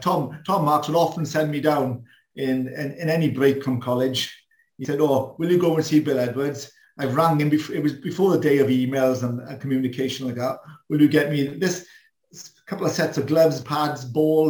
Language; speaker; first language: English; non-native, local second language; Welsh